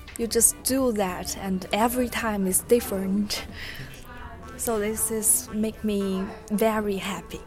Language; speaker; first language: English; non-native, learner; Chinese